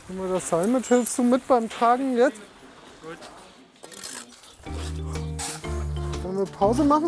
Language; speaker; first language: German; native; German